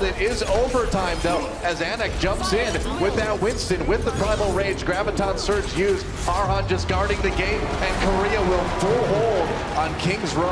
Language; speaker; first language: English; native; English